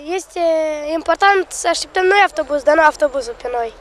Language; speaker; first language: Romanian; non-native, local second language; Russian